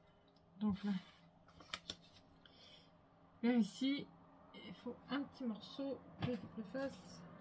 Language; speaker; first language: French; native; French